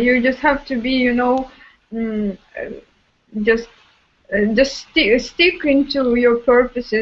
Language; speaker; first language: English; non-native, fluent; Russian